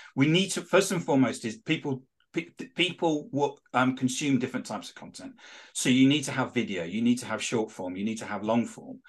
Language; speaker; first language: English; native; English